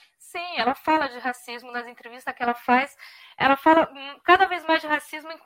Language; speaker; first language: Portuguese; early bilingual, heritage; Portuguese